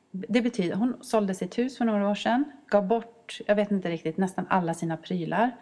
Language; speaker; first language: Swedish; native; Swedish